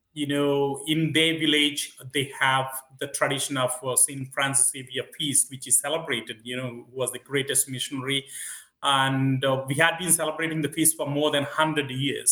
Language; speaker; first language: English; non-native, local second language; Telugu